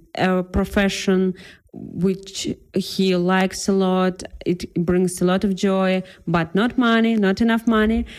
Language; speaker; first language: English; non-native, fluent; Ukrainian